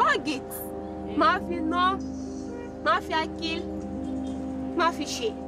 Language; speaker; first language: Arabic; non-native, learner; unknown